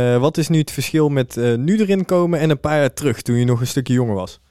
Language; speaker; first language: Dutch; native; Dutch